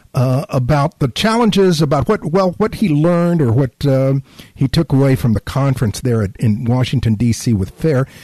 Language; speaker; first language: English; native; English